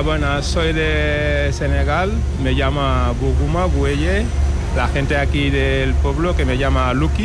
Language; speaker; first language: Spanish; non-native, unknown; Wolof